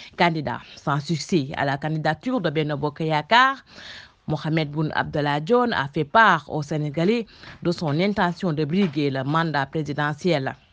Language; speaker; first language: French; non-native, local second language; Wolof